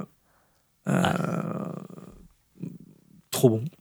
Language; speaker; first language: French; native; French